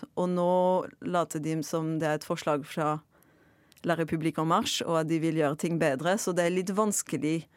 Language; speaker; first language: Norwegian; non-native, fluent; French